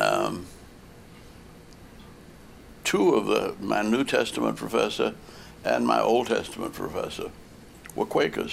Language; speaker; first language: English; native; English